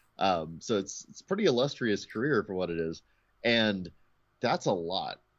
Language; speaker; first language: English; native; English